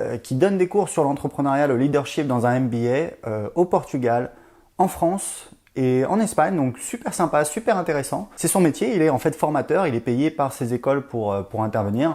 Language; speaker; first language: French; native; French